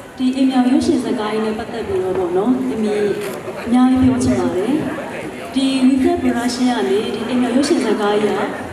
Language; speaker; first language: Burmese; native; Burmese